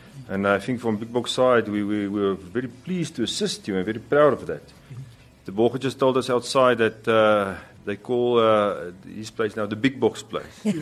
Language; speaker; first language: English; non-native, local second language; Afrikaans